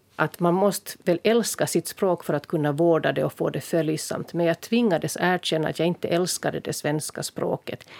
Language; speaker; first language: Swedish; native; Swedish